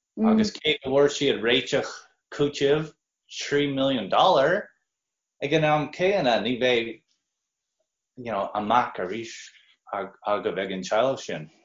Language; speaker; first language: Irish; non-native, fluent; English